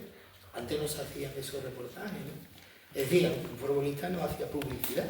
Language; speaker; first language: Spanish; native; Spanish